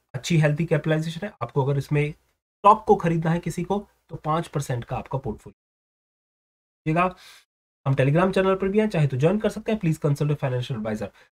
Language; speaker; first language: Hindi; native; Hindi